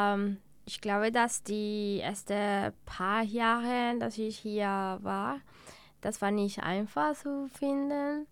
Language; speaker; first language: German; non-native, learner; Spanish